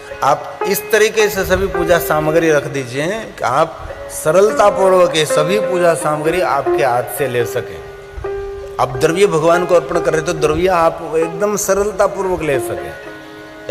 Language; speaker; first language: Hindi; non-native, local second language; Gujarati